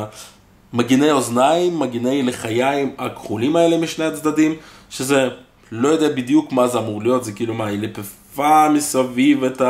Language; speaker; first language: Hebrew; native; Hebrew